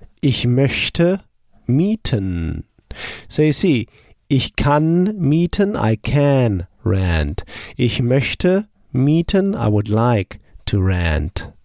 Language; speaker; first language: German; non-native, fluent; English